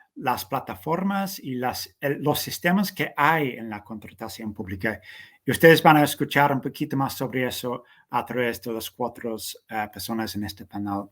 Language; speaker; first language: Spanish; non-native, fluent; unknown